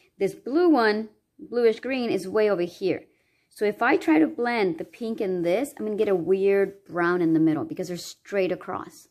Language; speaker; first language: English; native; English